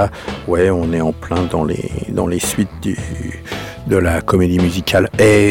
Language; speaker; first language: French; native; French